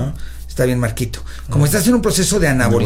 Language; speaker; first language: Spanish; native; Spanish